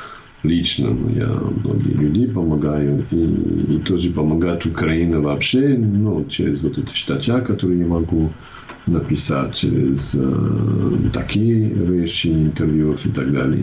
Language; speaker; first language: Russian; non-native, fluent; English